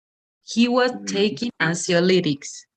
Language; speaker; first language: English; non-native, fluent; Spanish